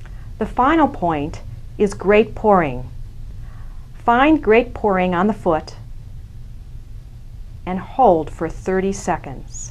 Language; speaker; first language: English; native; English